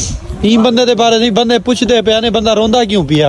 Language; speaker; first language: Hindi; non-native, local second language; Saraiki